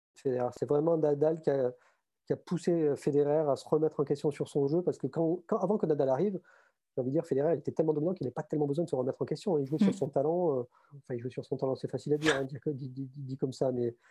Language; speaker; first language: French; native; French